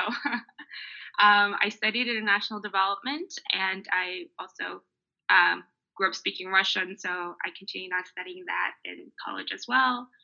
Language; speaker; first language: English; early bilingual, other home language; Mongolian